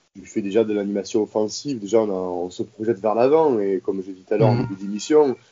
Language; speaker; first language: French; native; French